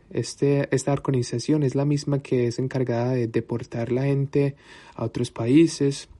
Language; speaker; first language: Spanish; early bilingual, heritage; Spanish